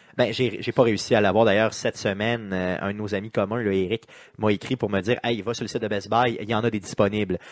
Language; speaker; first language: French; native; French